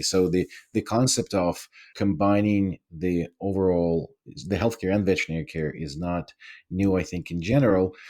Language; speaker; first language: English; non-native, fluent; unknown